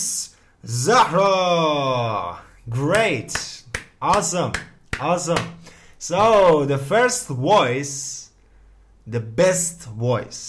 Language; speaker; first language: English; non-native, fluent; Persian